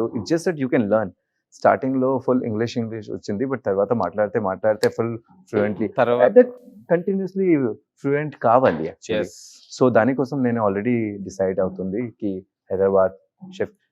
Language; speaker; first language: Telugu; non-native, learner; Hindi